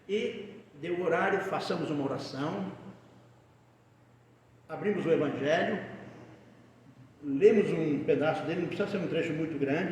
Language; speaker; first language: Portuguese; native; Portuguese